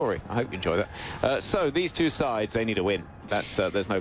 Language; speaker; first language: English; native; English